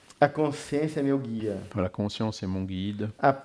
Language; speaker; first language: French; non-native, learner; Portuguese